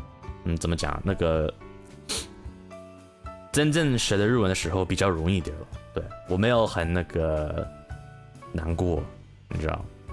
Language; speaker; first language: Chinese; non-native, learner; English